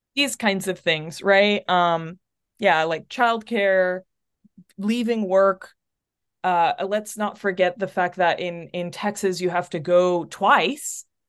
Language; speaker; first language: English; early bilingual, other home language; Spanish